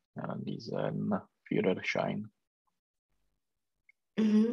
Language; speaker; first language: German; non-native, learner; Czech